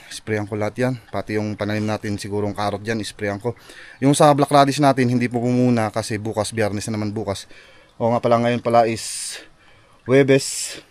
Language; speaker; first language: Filipino; non-native, local second language; Iloko